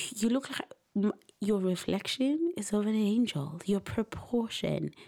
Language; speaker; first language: English; non-native, local second language; Shona